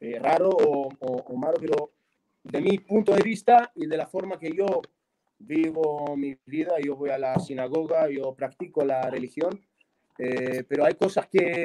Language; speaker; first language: Spanish; non-native, fluent; Hebrew